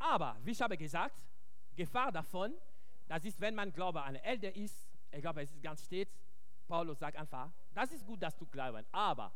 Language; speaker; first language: German; non-native, fluent; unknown